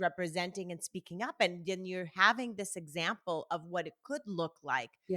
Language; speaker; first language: English; native; English